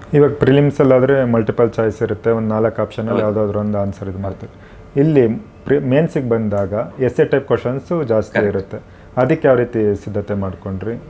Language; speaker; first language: Kannada; native; Kannada